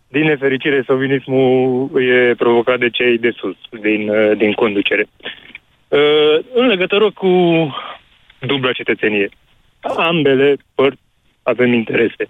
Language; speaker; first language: Romanian; non-native, local second language; Hungarian